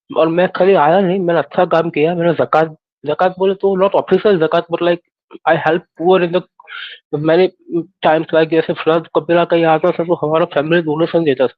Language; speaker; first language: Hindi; native; Hindi